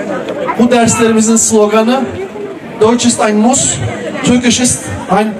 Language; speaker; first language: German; non-native, fluent; Turkish